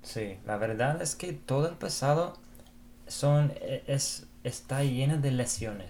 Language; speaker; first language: Spanish; non-native, fluent; English